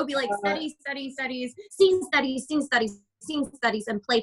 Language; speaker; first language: English; native; English